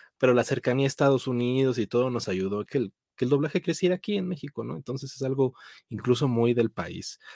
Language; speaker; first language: Spanish; native; Spanish